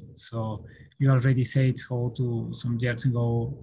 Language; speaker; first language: English; non-native, learner; Spanish